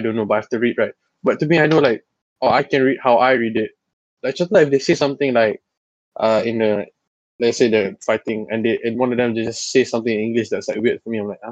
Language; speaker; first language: English; non-native, local second language; Malay